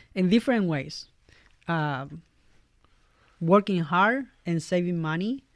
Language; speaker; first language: English; non-native, fluent; Spanish